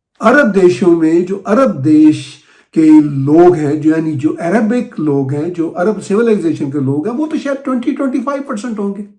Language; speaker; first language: Urdu; non-native, local second language; Punjabi